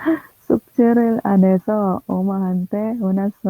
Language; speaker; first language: Korean; non-native, learner; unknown